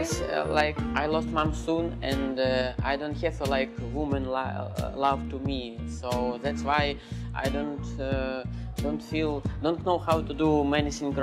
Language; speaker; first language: English; non-native, learner; Ukrainian